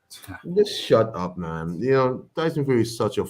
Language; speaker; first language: English; native; English